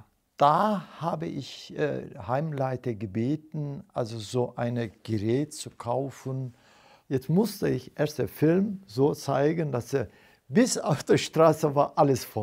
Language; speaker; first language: German; non-native, fluent; Turkish